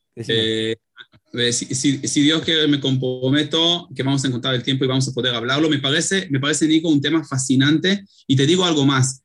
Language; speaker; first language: Spanish; early bilingual, heritage; Hebrew